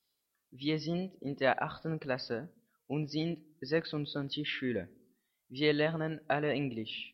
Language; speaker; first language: German; non-native, learner; French